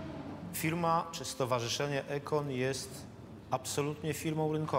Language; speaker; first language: Polish; native; Polish